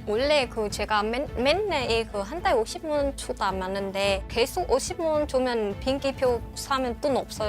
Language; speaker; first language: Korean; non-native, learner; Vietnamese